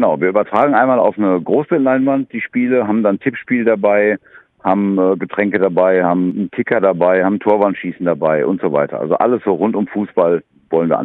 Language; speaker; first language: German; native; German